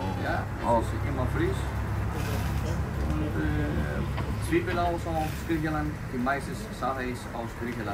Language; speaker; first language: German; non-native, learner; Greek